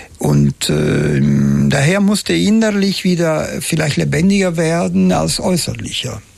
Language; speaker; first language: German; non-native, fluent; Italian